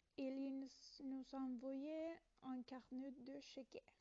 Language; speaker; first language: French; non-native, learner; Italian